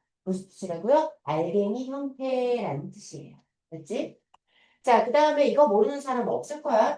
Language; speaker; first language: Korean; native; Korean